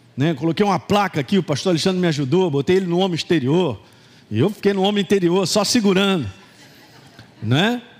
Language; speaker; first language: Portuguese; native; Portuguese